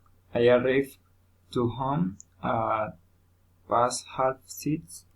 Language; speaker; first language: English; non-native, learner; Spanish